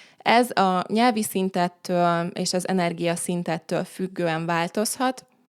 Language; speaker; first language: Hungarian; native; Hungarian